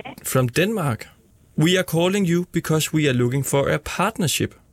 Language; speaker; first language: English; non-native, learner; Danish